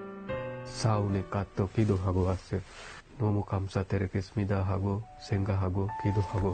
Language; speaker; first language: Korean; non-native, learner; Sinhala